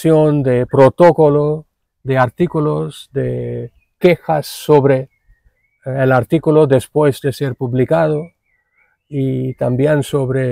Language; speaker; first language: Spanish; non-native, fluent; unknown